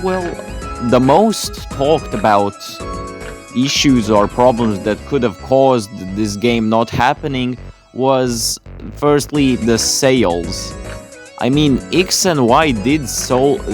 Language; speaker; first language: English; non-native, fluent; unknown